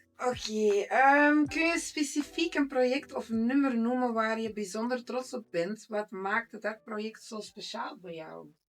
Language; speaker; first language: Dutch; native; Dutch